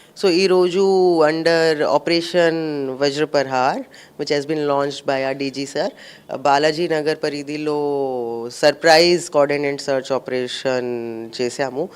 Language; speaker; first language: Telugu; non-native, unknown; Hindi